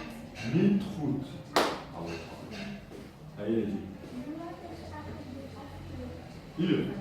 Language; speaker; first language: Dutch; non-native, learner; Somali